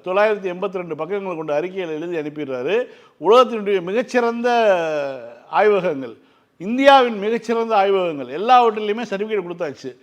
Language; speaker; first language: Tamil; native; Tamil